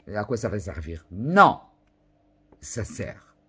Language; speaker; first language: French; non-native, local second language; Arabic